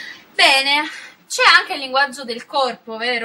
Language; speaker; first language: Italian; native; Italian